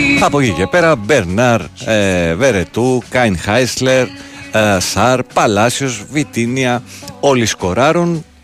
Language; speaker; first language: Greek; native; Greek